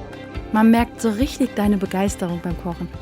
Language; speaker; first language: German; native; German